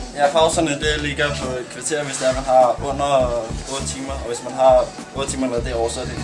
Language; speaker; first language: Danish; native; Danish